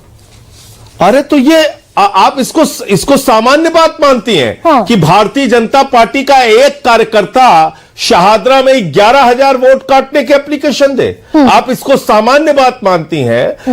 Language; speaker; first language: Hindi; native; Hindi